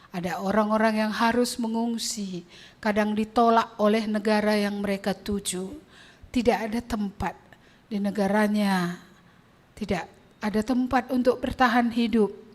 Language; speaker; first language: Indonesian; non-native, local second language; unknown